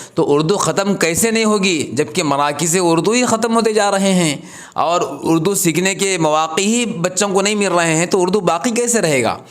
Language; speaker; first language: Urdu; native; Urdu